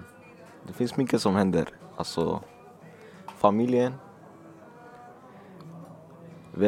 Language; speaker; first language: Swedish; early bilingual, other home language; Finnish